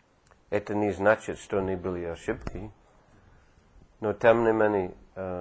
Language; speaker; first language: Russian; non-native, fluent; English